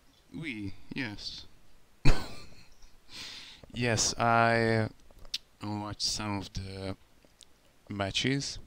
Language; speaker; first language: English; non-native, learner; Hungarian